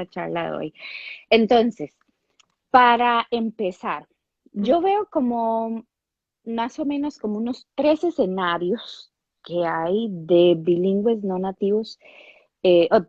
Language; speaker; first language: Spanish; native; Spanish